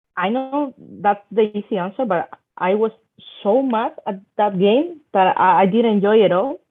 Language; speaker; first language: English; non-native, fluent; Spanish